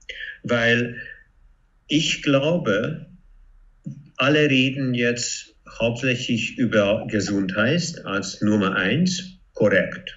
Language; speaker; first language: German; non-native, fluent; Hungarian